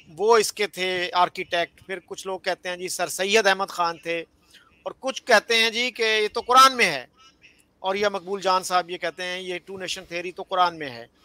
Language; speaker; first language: Urdu; native; Urdu